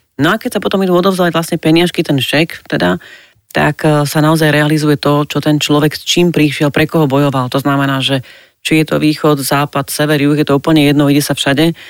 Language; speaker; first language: Slovak; native; Slovak